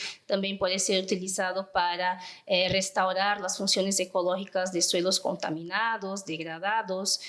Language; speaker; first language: Spanish; non-native, fluent; Portuguese